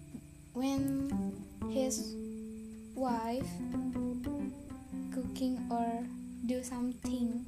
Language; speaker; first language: English; non-native, learner; Indonesian